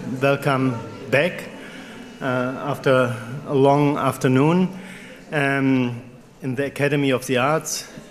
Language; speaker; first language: English; non-native, fluent; German